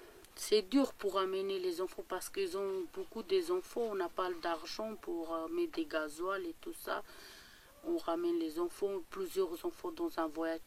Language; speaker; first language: French; non-native, learner; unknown